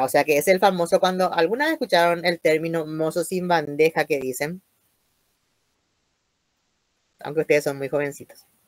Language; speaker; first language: Spanish; native; Spanish